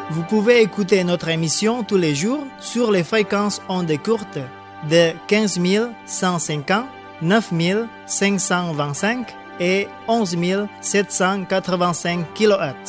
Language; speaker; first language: French; non-native, fluent; Indonesian